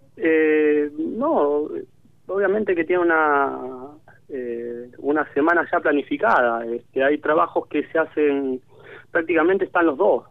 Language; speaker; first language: Spanish; native; Spanish